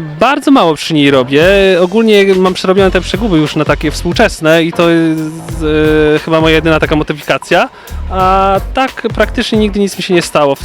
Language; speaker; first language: Polish; native; Polish